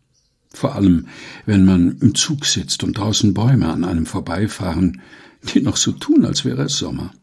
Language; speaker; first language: German; native; German